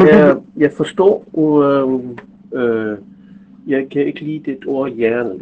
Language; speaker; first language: Danish; non-native, fluent; German